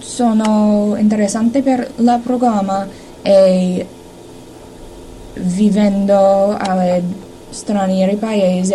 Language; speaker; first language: Italian; non-native, learner; English